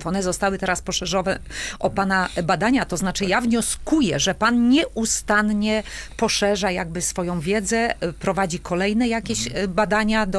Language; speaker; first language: Polish; native; Polish